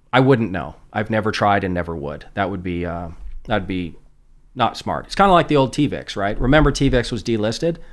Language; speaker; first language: English; native; English